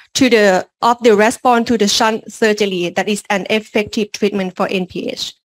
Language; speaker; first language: English; non-native, learner; Lao